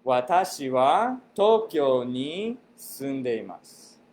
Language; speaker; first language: Japanese; non-native, fluent; English